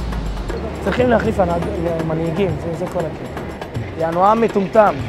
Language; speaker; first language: Hebrew; non-native, local second language; Arabic